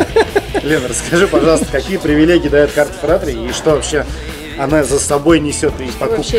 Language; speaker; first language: Russian; native; Russian